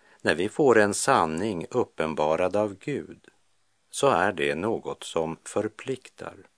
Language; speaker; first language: Swedish; native; Swedish